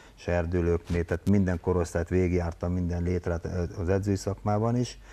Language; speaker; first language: Hungarian; native; Hungarian